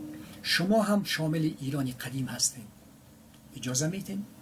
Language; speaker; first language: Persian; native; Persian